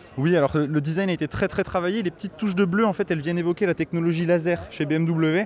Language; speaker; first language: French; native; French